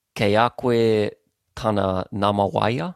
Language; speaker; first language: Māori; non-native, local second language; English